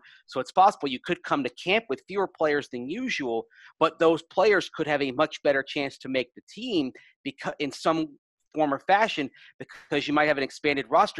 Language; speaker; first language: English; native; English